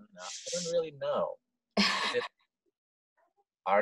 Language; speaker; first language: English; non-native, local second language; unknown